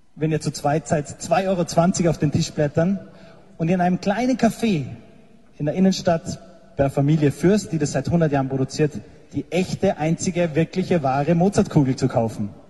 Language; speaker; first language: German; native; German